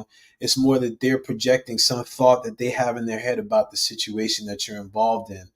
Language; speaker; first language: English; native; English